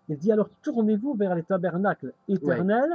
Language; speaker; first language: French; native; French